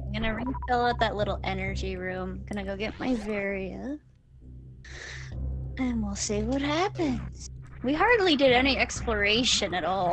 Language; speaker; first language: English; native; English